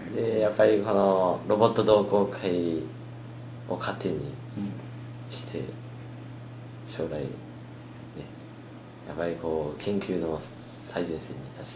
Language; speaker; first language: Japanese; native; Japanese